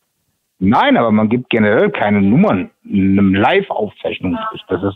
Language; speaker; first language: German; native; German